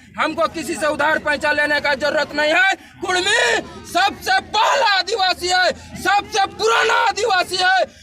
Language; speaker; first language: Hindi; non-native, local second language; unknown